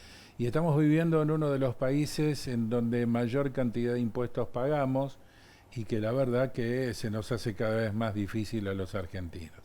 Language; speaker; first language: Spanish; native; Spanish